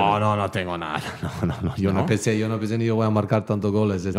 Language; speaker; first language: Spanish; non-native, learner; Bosnian